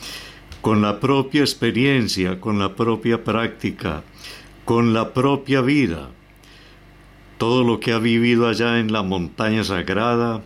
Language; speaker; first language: Spanish; native; Spanish